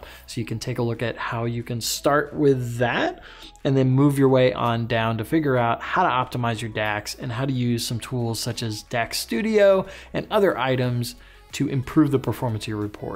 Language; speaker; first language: English; native; English